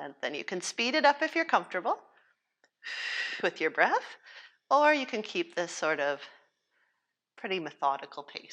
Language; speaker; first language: English; native; English